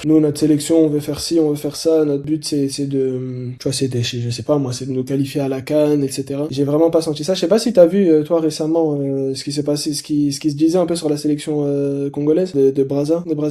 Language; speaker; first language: French; native; French